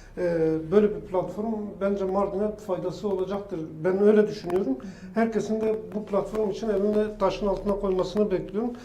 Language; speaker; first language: Turkish; non-native, local second language; Kurdish